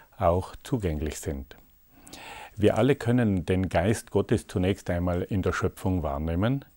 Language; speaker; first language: German; native; German